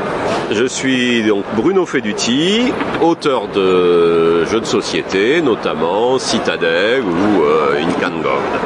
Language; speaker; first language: French; native; French